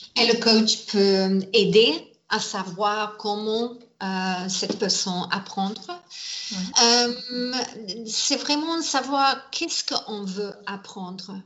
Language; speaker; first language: French; non-native, learner; English